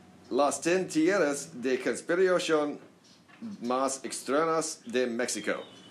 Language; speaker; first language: Spanish; non-native, learner; English